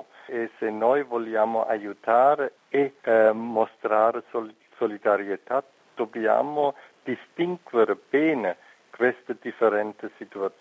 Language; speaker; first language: Italian; non-native, fluent; German